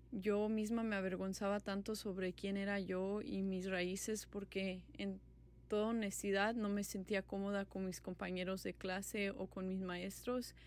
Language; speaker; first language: Spanish; early bilingual, other home language; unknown